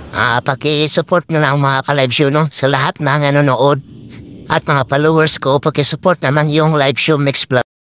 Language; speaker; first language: Filipino; non-native, local second language; Cebuano